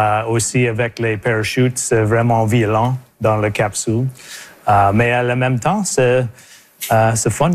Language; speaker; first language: French; non-native, local second language; English